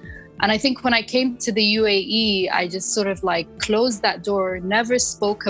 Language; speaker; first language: English; native; English